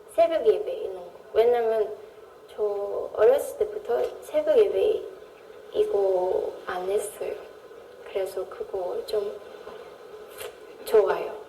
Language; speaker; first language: Korean; non-native, learner; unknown